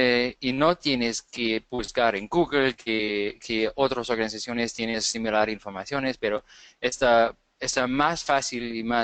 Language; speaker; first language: Spanish; non-native, fluent; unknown